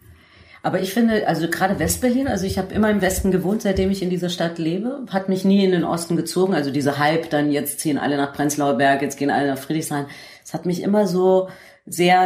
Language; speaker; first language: German; native; German